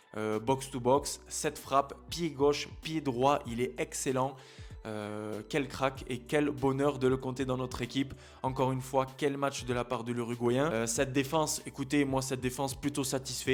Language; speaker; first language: French; native; French